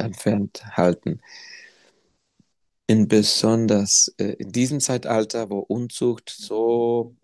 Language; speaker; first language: German; non-native, fluent; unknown